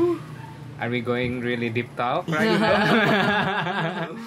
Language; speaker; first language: English; non-native, learner; Indonesian